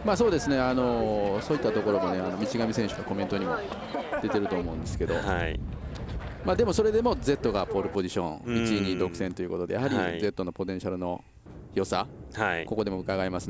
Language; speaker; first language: Japanese; native; Japanese